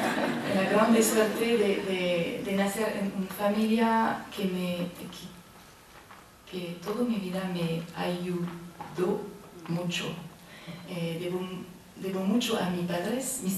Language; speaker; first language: Spanish; non-native, learner; French